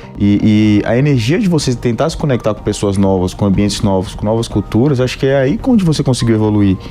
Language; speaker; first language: Portuguese; native; Portuguese